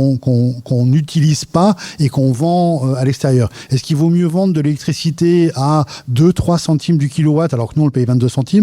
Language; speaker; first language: French; native; French